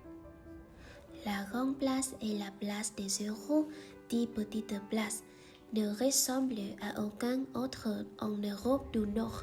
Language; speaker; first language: French; non-native, learner; Vietnamese